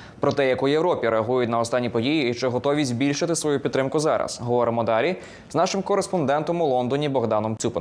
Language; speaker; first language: Ukrainian; native; Ukrainian